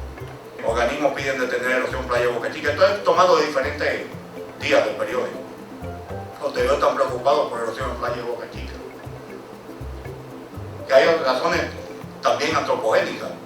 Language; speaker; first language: Spanish; native; Spanish